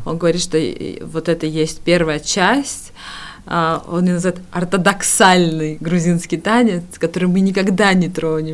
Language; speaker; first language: Russian; non-native, fluent; Georgian